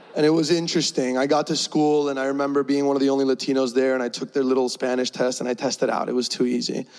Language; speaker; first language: English; early bilingual, other home language; Spanish